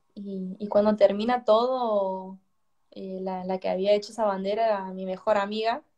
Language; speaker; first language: Spanish; native; Spanish